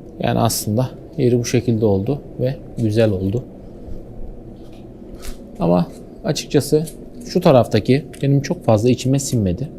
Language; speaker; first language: Turkish; native; Turkish